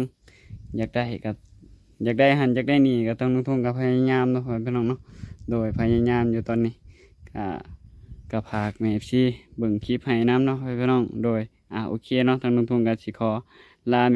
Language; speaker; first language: Thai; non-native, local second language; Lao